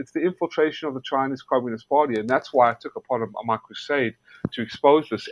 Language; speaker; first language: English; native; English